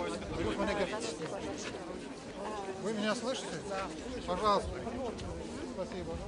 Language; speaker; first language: Russian; non-native, fluent; Lithuanian